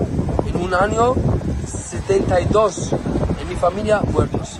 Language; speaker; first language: Spanish; non-native, learner; Arabic